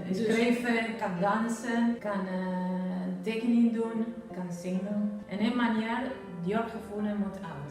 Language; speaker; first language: Dutch; non-native, learner; Spanish